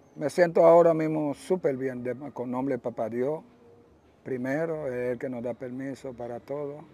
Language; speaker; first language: Spanish; early bilingual, other home language; Haitian Creole